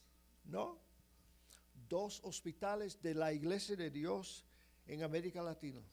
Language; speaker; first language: Spanish; non-native, fluent; English